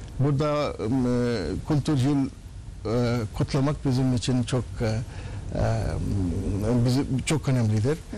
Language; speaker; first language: Turkish; non-native, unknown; Urdu